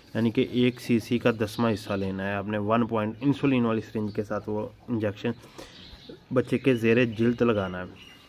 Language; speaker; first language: Urdu; non-native, local second language; Punjabi